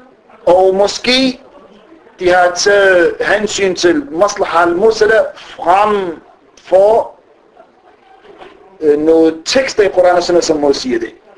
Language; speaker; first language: Danish; early bilingual, other home language; Arabic